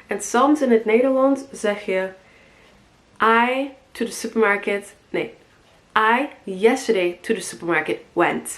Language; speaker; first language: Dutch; non-native, learner; English